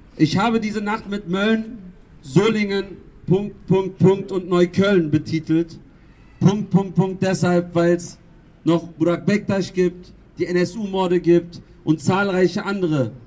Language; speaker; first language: German; early bilingual, other home language; Kurdish